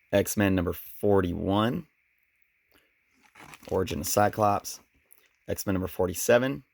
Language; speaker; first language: English; native; English